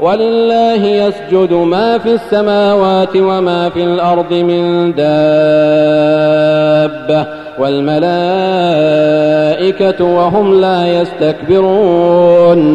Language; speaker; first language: Arabic; native; Arabic